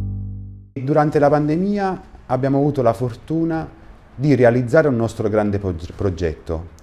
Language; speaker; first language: Italian; native; Italian